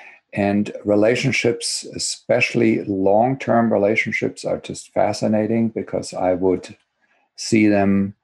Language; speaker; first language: English; non-native, fluent; German